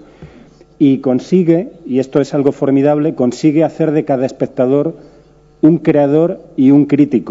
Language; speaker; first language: Spanish; native; Spanish